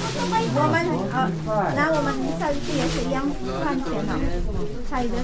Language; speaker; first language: Chinese; non-native, learner; Filipino